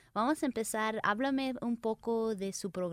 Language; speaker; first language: Spanish; early bilingual, heritage; Spanish